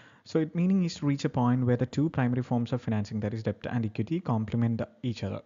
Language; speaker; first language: English; non-native, local second language; Malayalam